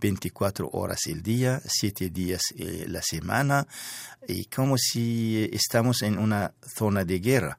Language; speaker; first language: Spanish; non-native, fluent; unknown